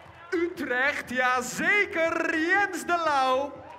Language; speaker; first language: Dutch; native; Dutch